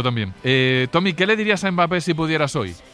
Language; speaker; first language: Spanish; native; Spanish